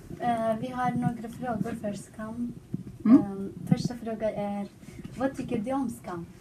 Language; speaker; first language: Swedish; non-native, learner; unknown